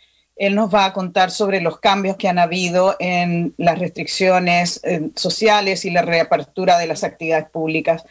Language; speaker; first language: Spanish; native; Spanish